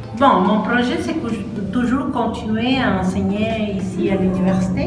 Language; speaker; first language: French; non-native, fluent; Spanish